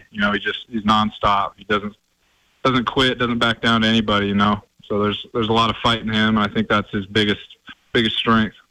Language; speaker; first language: English; native; English